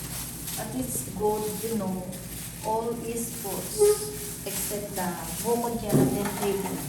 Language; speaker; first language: English; non-native, learner; Filipino